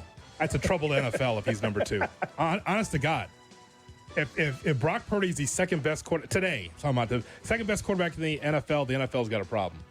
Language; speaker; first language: English; native; English